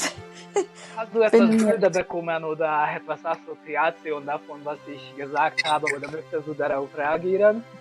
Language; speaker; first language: German; non-native, learner; Hungarian